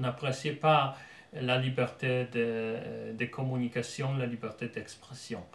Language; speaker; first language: French; non-native, fluent; Polish